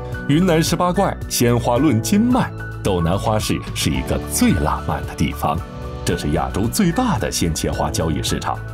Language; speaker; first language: Chinese; native; Chinese